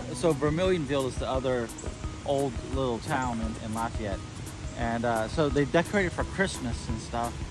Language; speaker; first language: English; native; English